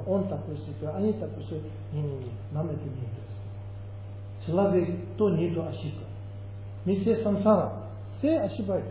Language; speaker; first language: Russian; non-native, learner; Tibetan